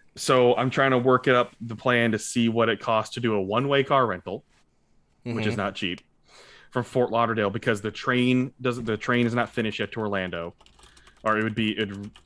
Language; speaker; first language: English; native; English